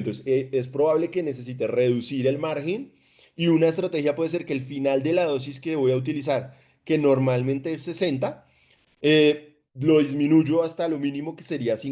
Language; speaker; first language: Spanish; native; Spanish